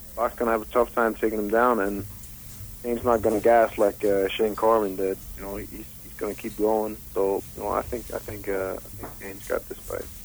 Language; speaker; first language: English; non-native, fluent; Danish